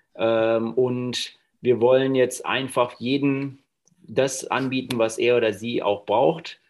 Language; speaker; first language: German; native; German